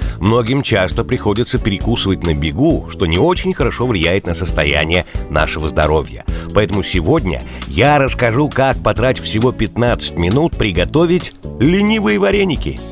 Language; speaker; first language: Russian; native; Russian